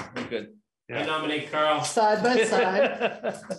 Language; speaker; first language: English; native; English